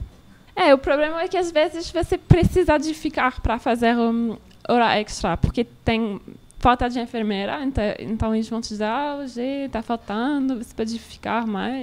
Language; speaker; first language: Portuguese; non-native, learner; French